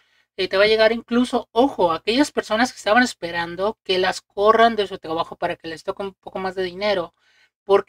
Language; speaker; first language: Spanish; native; Spanish